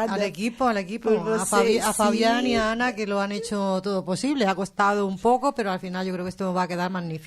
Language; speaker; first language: Spanish; native; Spanish